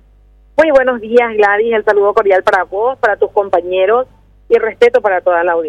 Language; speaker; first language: Spanish; native; Spanish